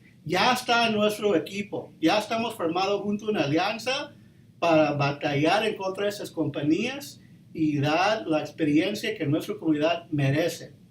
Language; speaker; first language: Spanish; early bilingual, heritage; Spanish